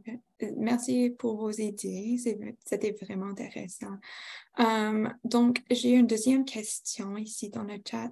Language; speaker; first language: French; non-native, local second language; English